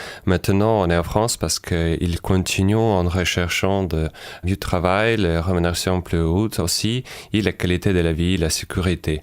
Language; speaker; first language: French; non-native, fluent; Ukrainian